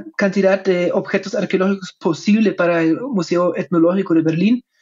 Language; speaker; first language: Spanish; non-native, fluent; German